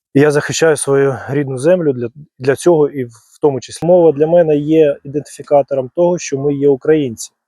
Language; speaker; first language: Ukrainian; non-native, local second language; Russian